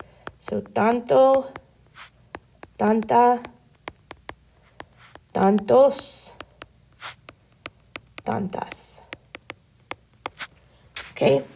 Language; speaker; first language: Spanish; non-native, fluent; English